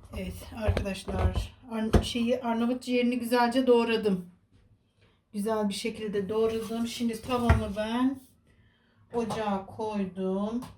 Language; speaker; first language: Turkish; native; Turkish